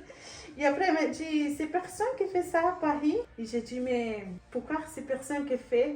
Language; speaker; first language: French; non-native, learner; Portuguese